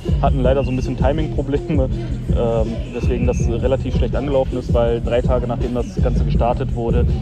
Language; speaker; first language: German; native; German